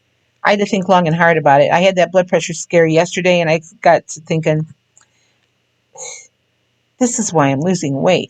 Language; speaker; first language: English; native; English